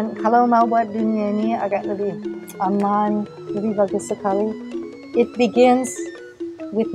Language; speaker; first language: Indonesian; non-native, learner; English